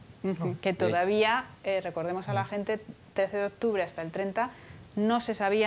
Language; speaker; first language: Spanish; native; Spanish